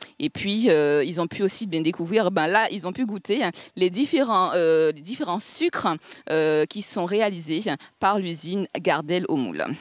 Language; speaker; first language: French; native; French